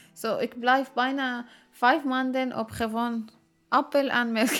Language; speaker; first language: Dutch; non-native, learner; Arabic